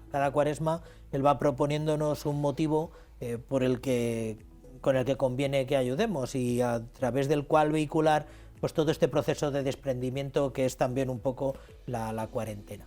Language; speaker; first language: Spanish; native; Spanish